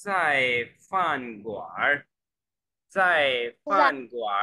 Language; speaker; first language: Chinese; non-native, fluent; Urdu